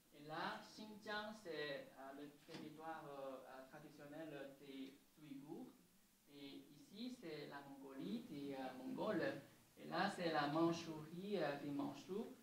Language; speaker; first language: French; non-native, fluent; Chinese